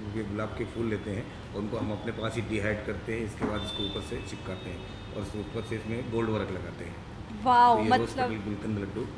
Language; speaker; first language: Hindi; native; Hindi